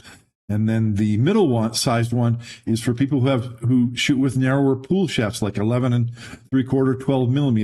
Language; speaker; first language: English; native; English